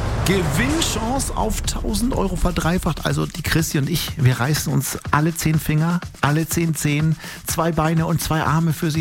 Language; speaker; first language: German; native; German